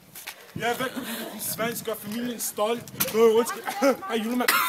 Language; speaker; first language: Danish; early bilingual, other home language; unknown